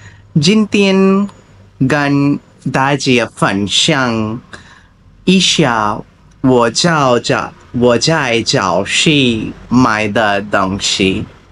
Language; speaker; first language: Chinese; non-native, learner; Bangla